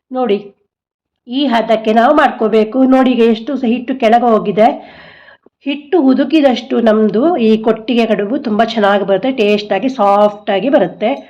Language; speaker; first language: Kannada; non-native, local second language; Konkani